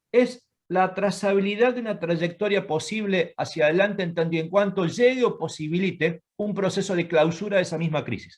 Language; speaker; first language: Spanish; native; Spanish